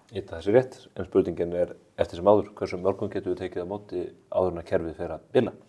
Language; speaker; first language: Icelandic; native; Icelandic